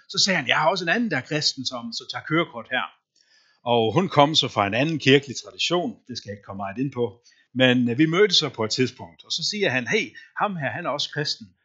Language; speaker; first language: Danish; non-native, local second language; Faroese